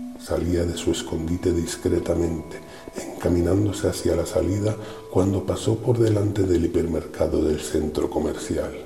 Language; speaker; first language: Spanish; native; Spanish